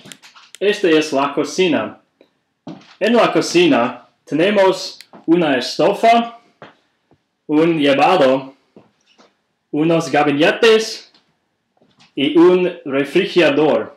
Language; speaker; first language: Spanish; non-native, learner; English